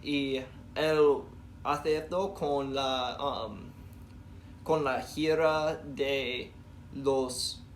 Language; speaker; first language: Spanish; non-native, learner; English